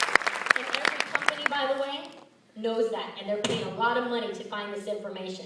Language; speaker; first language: English; early bilingual, other home language; Spanish